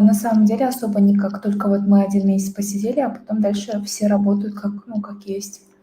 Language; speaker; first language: Russian; native; Russian